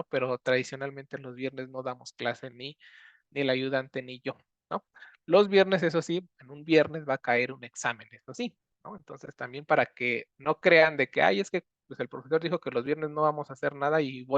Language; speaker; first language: Spanish; native; Spanish